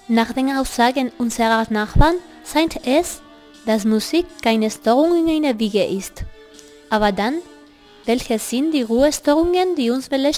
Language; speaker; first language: German; non-native, learner; Spanish